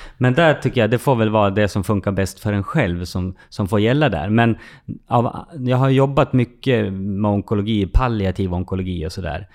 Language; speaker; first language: Swedish; native; Swedish